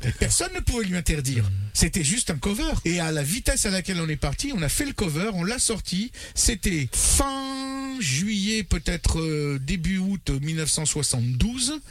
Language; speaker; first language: French; early bilingual, other home language; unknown